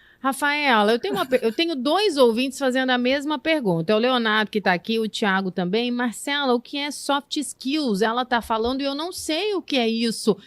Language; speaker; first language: Portuguese; native; Portuguese